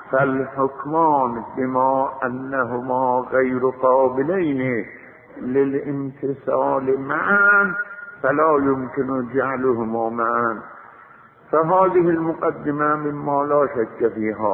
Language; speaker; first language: Arabic; non-native, fluent; Azerbaijani